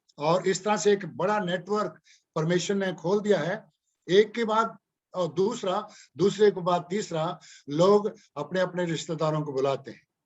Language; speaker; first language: Hindi; non-native, local second language; Punjabi